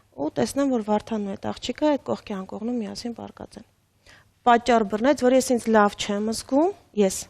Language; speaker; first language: Armenian; native; Armenian